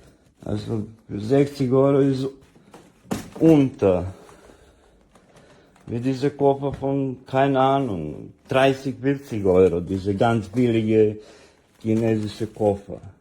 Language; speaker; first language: German; non-native, learner; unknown